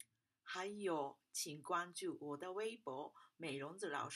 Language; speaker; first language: Chinese; non-native, fluent; Japanese